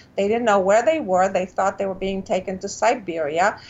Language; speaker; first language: English; non-native, fluent; Romanian